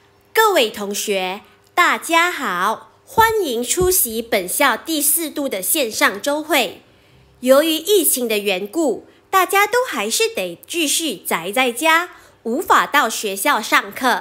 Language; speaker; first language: Chinese; native; Chinese